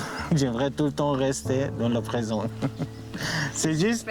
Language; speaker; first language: French; non-native, learner; Arabic